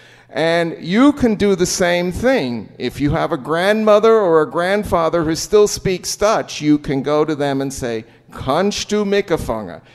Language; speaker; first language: English; early bilingual, other home language; German